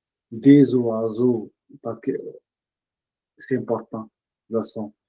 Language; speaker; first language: French; non-native, fluent; Punjabi